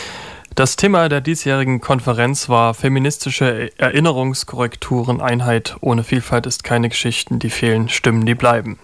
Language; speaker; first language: German; native; German